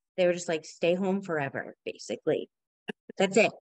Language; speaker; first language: English; native; English